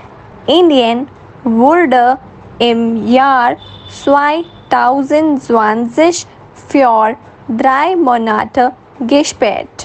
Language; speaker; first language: German; non-native, learner; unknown